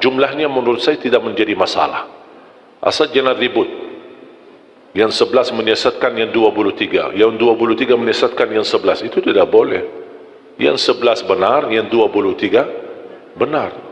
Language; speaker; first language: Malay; non-native, fluent; Arabic